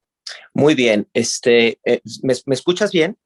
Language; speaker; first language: Spanish; native; Spanish